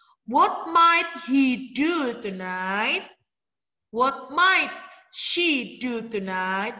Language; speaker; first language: English; non-native, fluent; Indonesian